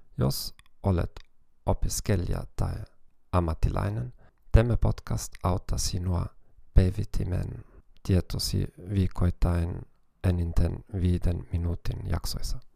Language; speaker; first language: Finnish; non-native, learner; German